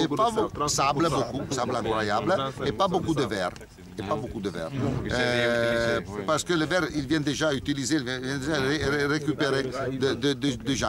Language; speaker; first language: French; non-native, learner; Italian